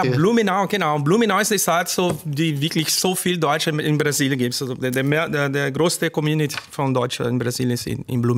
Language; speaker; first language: German; non-native, learner; Portuguese